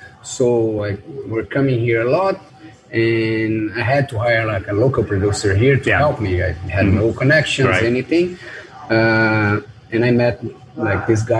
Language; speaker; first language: English; non-native, fluent; Portuguese